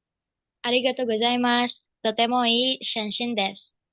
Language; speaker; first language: Japanese; non-native, learner; Indonesian